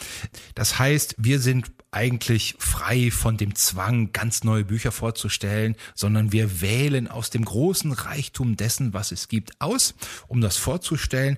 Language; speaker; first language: German; native; German